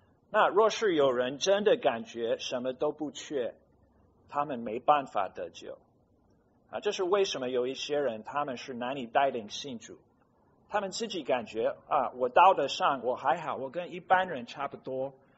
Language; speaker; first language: Chinese; non-native, fluent; English